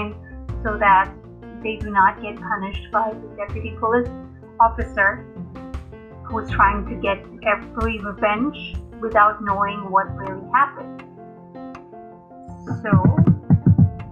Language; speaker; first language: English; non-native, local second language; Hindi